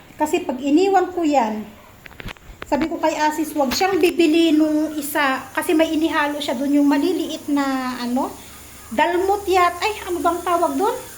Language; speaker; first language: Filipino; native; Filipino